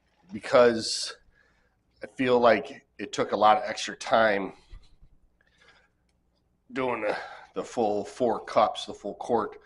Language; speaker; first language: English; native; English